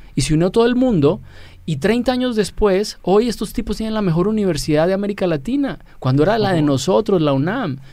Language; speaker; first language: Spanish; native; Spanish